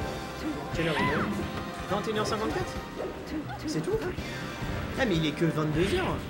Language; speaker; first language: French; native; French